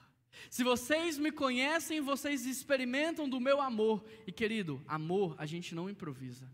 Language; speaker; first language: Portuguese; native; Portuguese